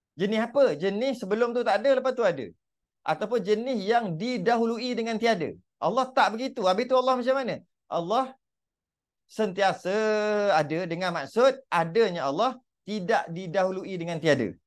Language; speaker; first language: Malay; native; Malay